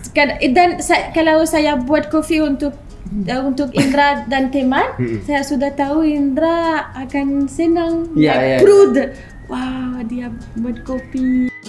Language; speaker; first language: Indonesian; non-native, learner; French